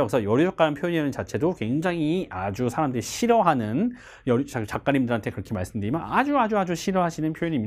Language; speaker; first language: Korean; native; Korean